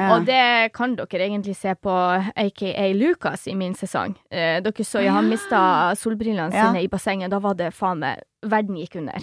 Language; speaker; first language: Norwegian; non-native, fluent; Polish